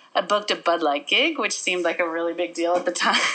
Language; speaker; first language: English; native; English